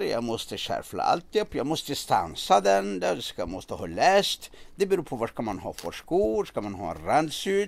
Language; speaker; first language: Swedish; non-native, fluent; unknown